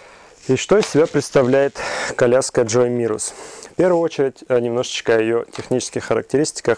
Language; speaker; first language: Russian; native; Russian